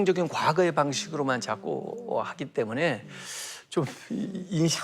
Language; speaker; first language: Korean; native; Korean